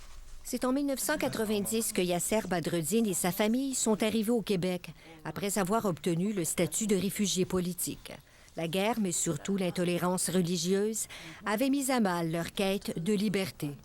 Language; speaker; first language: French; native; French